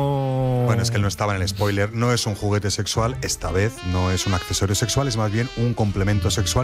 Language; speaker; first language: Spanish; native; Spanish